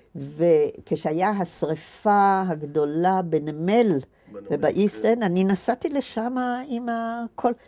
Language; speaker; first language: Hebrew; native; Hebrew